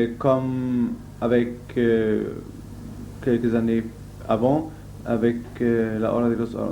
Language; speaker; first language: French; non-native, learner; German